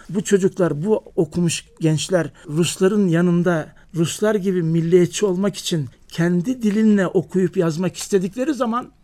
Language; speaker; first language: Turkish; native; Turkish